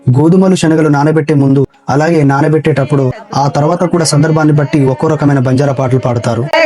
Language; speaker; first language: Telugu; non-native, local second language; Lambadi